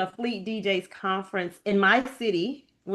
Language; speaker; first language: English; native; English